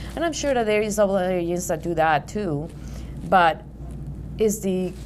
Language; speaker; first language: English; non-native, fluent; Spanish